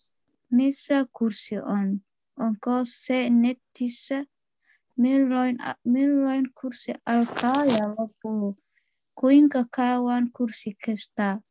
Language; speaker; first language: Finnish; non-native, learner; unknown